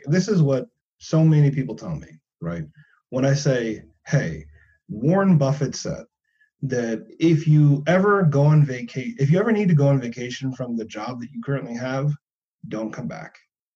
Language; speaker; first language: English; native; English